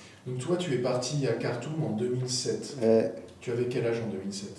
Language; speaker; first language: French; native; French